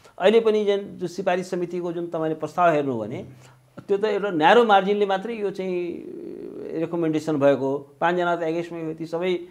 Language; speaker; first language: Nepali; native; Nepali